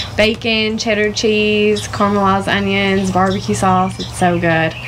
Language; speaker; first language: English; native; English